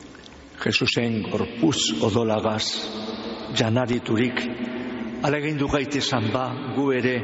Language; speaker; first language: Basque; native; Basque